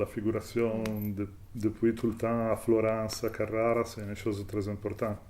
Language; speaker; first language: French; non-native, fluent; Italian